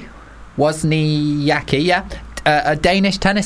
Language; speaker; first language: English; native; English